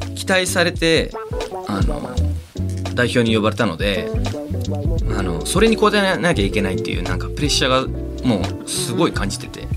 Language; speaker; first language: Japanese; non-native, fluent; Spanish